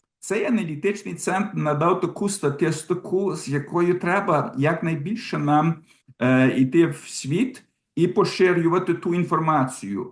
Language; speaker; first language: Ukrainian; early bilingual, heritage; Ukrainian